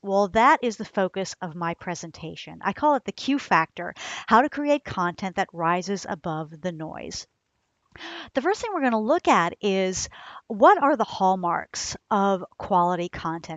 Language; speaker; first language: English; native; English